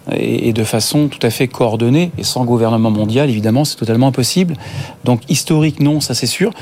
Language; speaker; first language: French; native; French